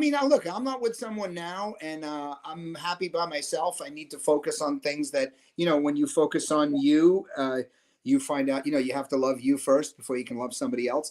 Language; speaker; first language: English; native; English